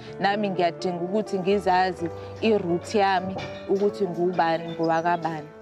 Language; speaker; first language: Zulu; native; Zulu